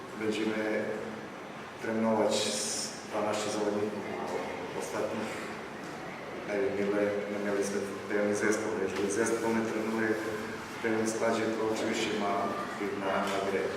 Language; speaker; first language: Polish; non-native, fluent; Slovenian